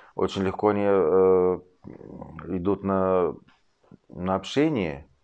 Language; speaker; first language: Russian; non-native, fluent; Arabic